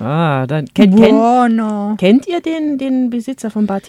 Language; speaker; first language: German; native; German